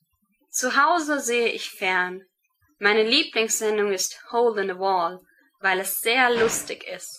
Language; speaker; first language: German; non-native, learner; English